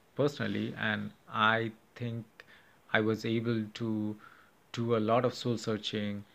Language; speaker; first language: English; non-native, local second language; Hindi